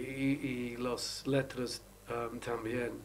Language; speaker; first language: Spanish; non-native, learner; English